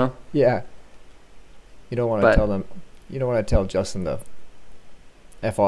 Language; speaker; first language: English; native; English